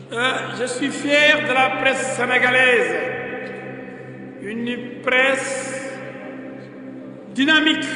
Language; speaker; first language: French; non-native, local second language; Wolof